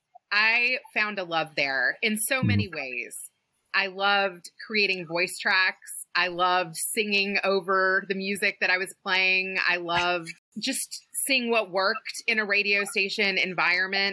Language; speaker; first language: English; native; English